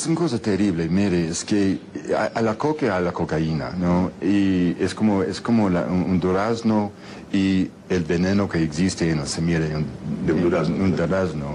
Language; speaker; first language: Spanish; non-native, fluent; English